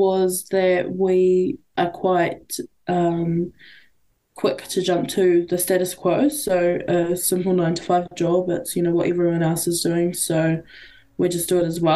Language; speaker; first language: English; native; English